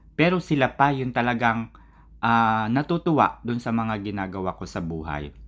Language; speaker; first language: Filipino; native; Filipino